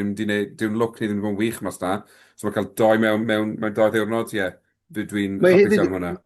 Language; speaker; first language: Welsh; native; Welsh